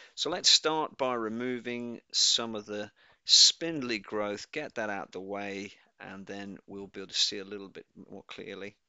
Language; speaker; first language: English; native; English